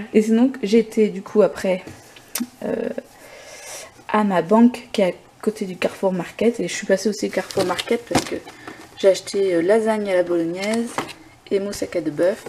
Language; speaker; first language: French; native; French